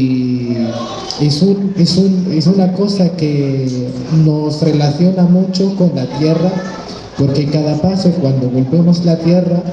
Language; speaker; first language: Spanish; non-native, fluent; Arabic